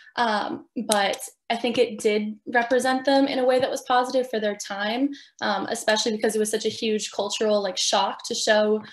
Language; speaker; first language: English; native; English